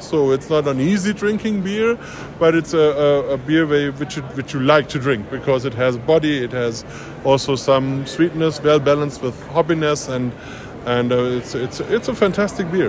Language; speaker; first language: English; non-native, fluent; German